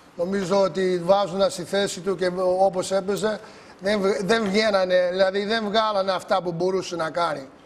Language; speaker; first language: Greek; early bilingual, heritage; Greek